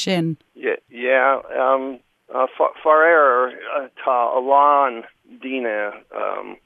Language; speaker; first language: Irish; non-native, local second language; English